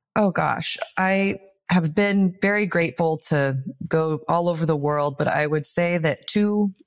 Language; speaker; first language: English; native; English